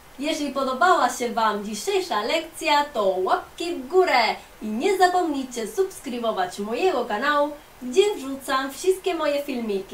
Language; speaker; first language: Polish; non-native, fluent; Spanish